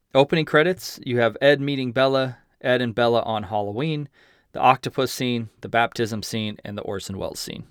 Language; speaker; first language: English; native; English